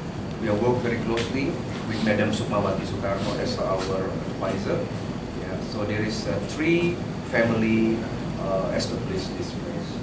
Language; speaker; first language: English; non-native, learner; Indonesian